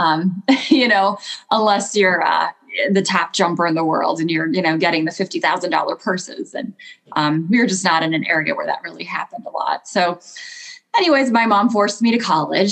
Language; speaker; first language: English; native; English